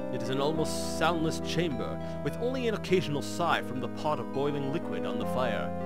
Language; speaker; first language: English; native; English